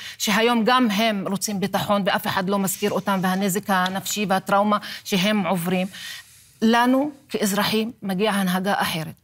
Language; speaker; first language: Hebrew; non-native, local second language; Arabic